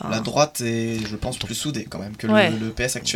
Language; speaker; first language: French; native; French